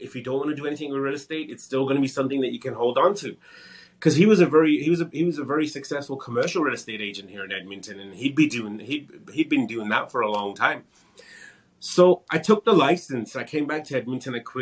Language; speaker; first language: English; native; English